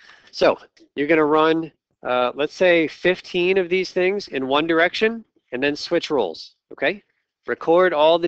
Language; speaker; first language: English; native; English